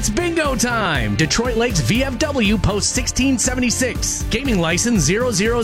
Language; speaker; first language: English; native; English